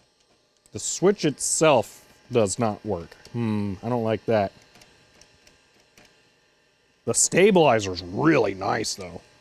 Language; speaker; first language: English; native; English